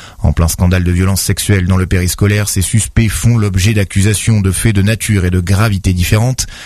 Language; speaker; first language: French; native; French